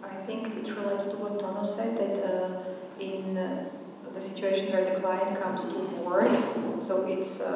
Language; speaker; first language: English; non-native, fluent; Slovak